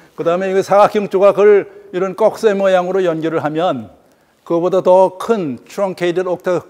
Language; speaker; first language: Korean; native; Korean